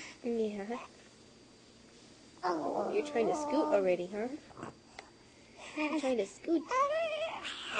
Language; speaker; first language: English; native; English